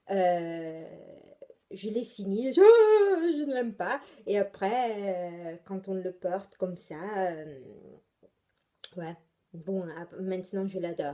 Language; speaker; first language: French; non-native, fluent; Italian